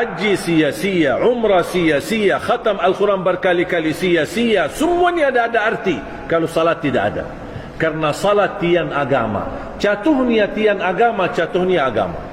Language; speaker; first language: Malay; non-native, fluent; Arabic